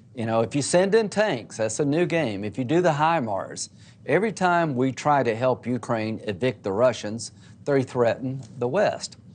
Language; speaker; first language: English; native; English